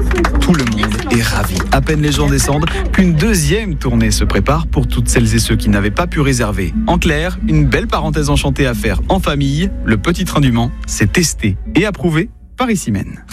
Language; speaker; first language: French; native; French